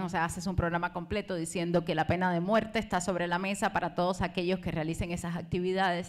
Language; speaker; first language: Spanish; native; Spanish